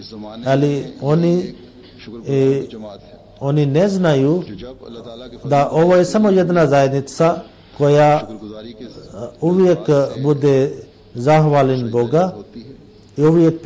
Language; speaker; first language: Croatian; non-native, fluent; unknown